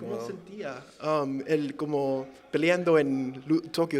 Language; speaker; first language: Spanish; early bilingual, heritage; English